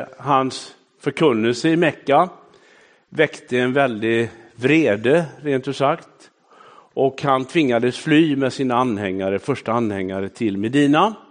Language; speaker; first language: Swedish; native; Swedish